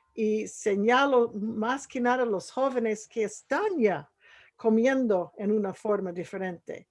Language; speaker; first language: Spanish; non-native, fluent; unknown